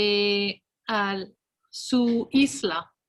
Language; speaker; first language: Spanish; non-native, learner; English